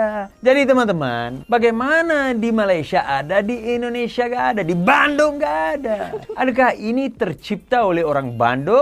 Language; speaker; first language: Indonesian; non-native, learner; English